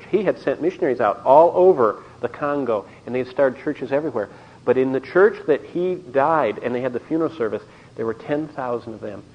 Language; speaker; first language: English; native; English